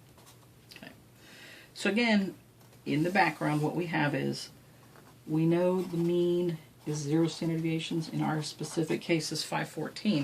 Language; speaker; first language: English; native; English